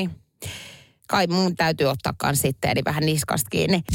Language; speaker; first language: Finnish; native; Finnish